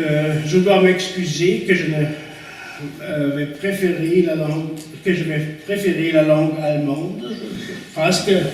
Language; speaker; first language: French; non-native, learner; German